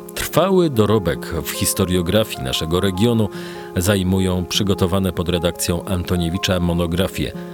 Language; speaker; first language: Polish; native; Polish